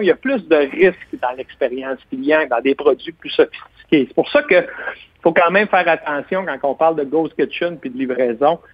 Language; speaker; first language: French; native; French